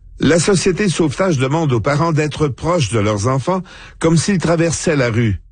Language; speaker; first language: French; native; French